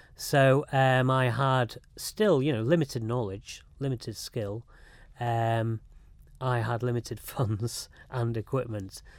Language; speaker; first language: English; native; English